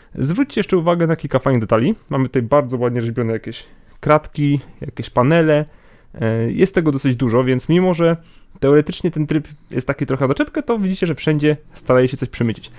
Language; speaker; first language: Polish; native; Polish